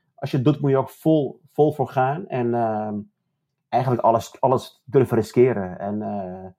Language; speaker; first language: Dutch; early bilingual, other home language; Turkish